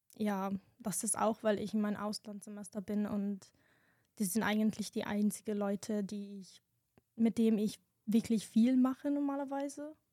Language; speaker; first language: German; non-native, fluent; Italian